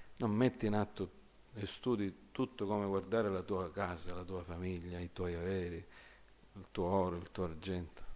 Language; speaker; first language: Italian; early bilingual, heritage; English